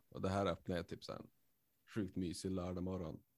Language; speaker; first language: Swedish; native; Swedish